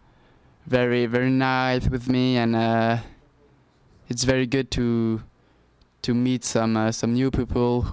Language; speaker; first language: English; non-native, learner; French